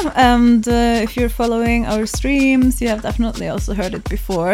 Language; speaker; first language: English; non-native, fluent; Norwegian